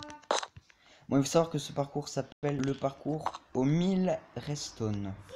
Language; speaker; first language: French; native; French